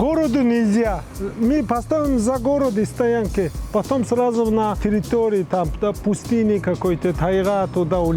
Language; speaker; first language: Russian; non-native, learner; Mongolian